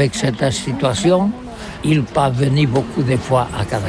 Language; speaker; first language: French; non-native, learner; Catalan